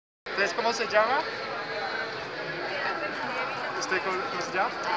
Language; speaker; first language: Spanish; non-native, fluent; French